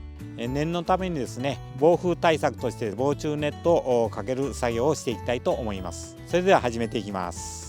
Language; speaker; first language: Japanese; native; Japanese